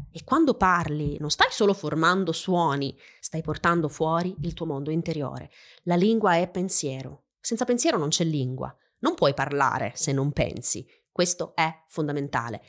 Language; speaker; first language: Italian; native; Italian